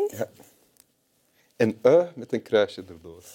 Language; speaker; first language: Dutch; native; Dutch